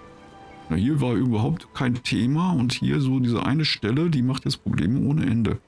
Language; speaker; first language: German; native; German